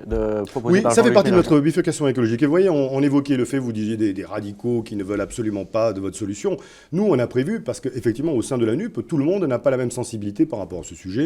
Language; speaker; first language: French; native; French